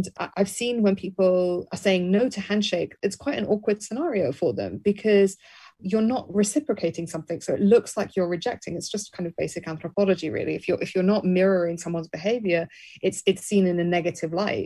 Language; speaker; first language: English; native; English